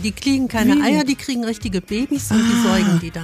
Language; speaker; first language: German; native; German